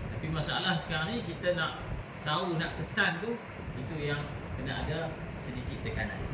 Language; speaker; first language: Malay; native; Malay